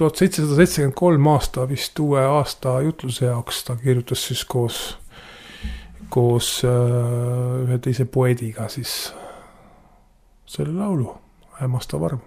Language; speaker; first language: Estonian; native; Estonian